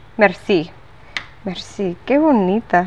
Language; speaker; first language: Spanish; non-native, learner; English